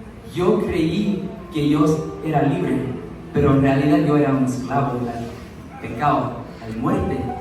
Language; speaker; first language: Spanish; early bilingual, heritage; Spanish